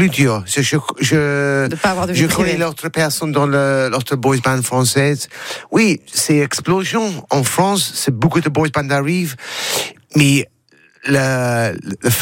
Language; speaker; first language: French; non-native, learner; English